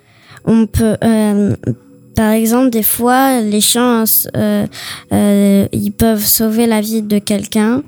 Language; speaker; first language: French; early bilingual, other home language; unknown